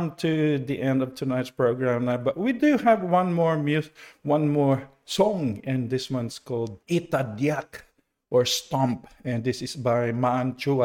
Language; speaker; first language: English; non-native, local second language; Cebuano